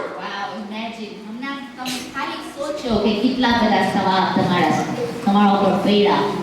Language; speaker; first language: Gujarati; early bilingual, heritage; Gujarati